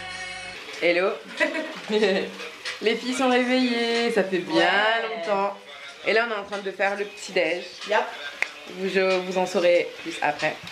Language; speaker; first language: French; native; French